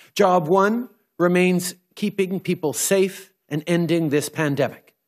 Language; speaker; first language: English; early bilingual, other home language; French